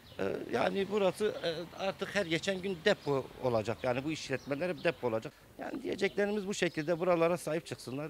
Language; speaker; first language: Turkish; native; Turkish